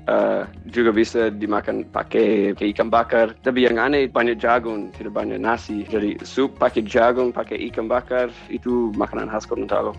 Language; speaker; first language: Indonesian; non-native, fluent; English